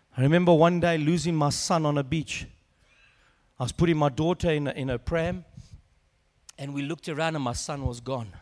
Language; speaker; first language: English; native; English